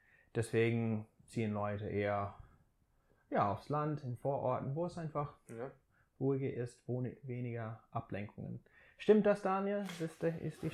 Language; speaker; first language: German; non-native, fluent; English